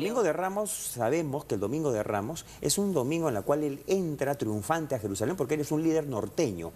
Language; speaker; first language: Spanish; native; Spanish